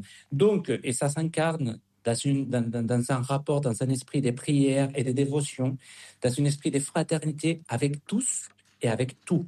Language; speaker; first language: French; non-native, fluent; Spanish